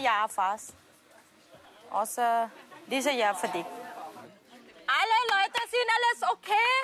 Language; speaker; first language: German; non-native, learner; Thai